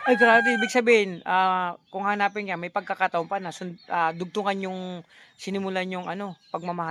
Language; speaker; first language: Filipino; native; Filipino